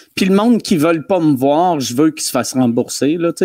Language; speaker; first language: French; native; French